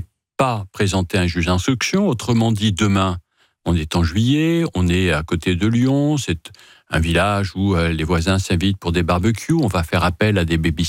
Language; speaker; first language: French; native; French